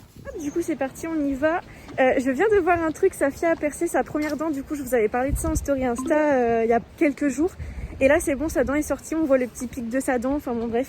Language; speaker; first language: French; native; French